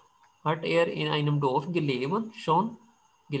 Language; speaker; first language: German; non-native, fluent; Urdu